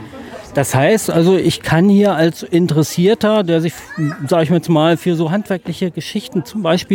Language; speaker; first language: German; native; German